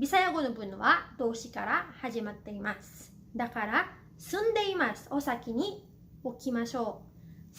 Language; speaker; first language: Japanese; non-native, fluent; Cebuano